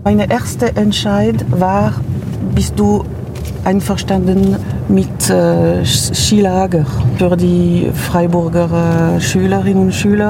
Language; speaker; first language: German; non-native, local second language; French